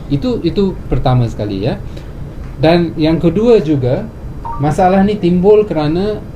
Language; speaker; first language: Malay; non-native, local second language; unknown